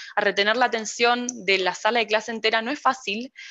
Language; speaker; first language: Spanish; native; Spanish